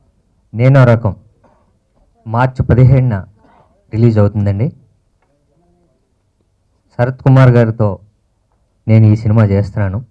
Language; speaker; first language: Telugu; native; Telugu